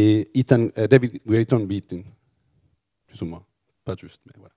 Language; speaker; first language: French; native; French